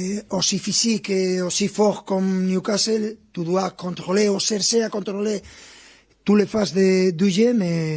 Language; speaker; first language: French; non-native, fluent; Spanish